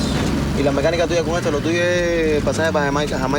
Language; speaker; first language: Spanish; native; Spanish